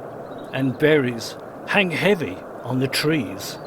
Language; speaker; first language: English; native; English